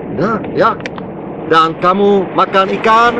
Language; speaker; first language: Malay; non-native, learner; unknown